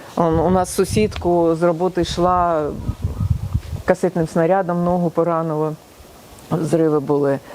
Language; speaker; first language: Ukrainian; non-native, local second language; Russian